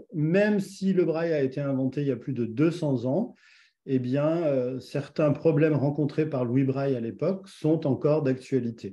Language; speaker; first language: French; native; French